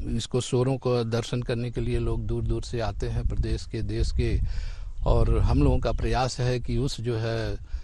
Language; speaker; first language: Hindi; native; Hindi